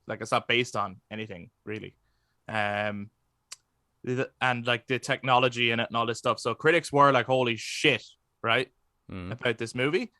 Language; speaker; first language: English; native; English